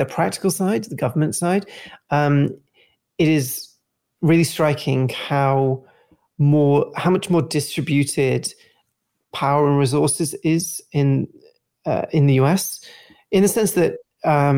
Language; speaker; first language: English; native; English